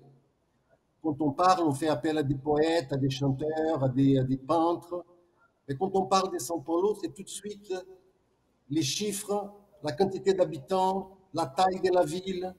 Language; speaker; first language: French; non-native, fluent; Portuguese